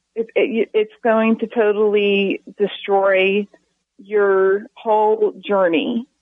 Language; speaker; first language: English; native; English